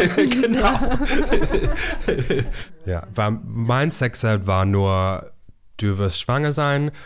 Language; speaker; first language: German; non-native, fluent; English